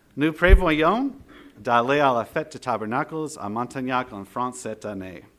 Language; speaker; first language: French; non-native, learner; English